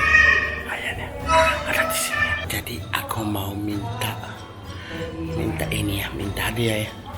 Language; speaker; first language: Indonesian; non-native, fluent; Japanese